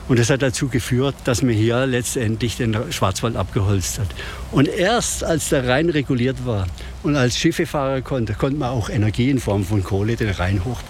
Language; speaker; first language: German; native; German